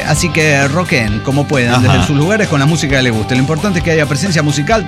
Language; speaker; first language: Spanish; native; Spanish